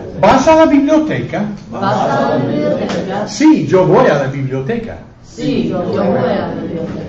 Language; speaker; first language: Spanish; non-native, fluent; English